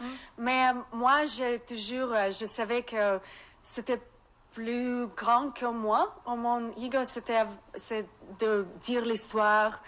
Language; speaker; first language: French; non-native, learner; Russian